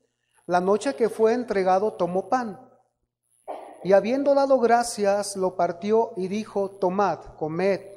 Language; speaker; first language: Spanish; native; Spanish